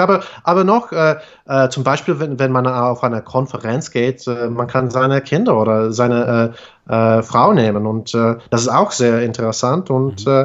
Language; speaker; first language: German; non-native, fluent; English